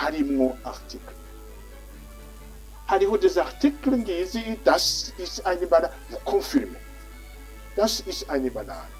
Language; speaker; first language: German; non-native, fluent; Rundi